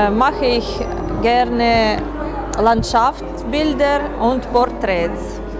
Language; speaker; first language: German; non-native, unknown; Russian